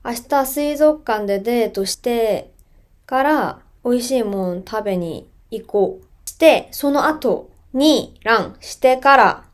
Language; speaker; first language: Japanese; non-native, fluent; Korean